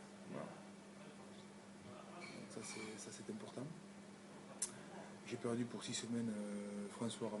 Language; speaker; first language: French; native; French